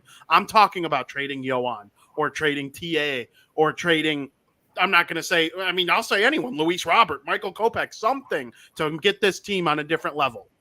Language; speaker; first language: English; native; English